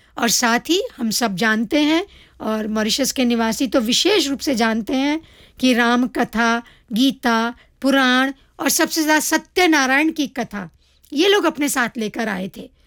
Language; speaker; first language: Hindi; early bilingual, heritage; Hindi